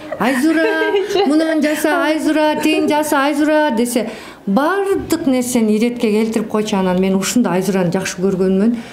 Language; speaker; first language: Kyrgyz; native; Kyrgyz